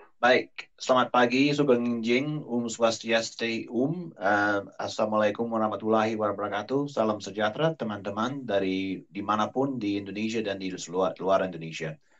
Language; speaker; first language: Indonesian; non-native, fluent; English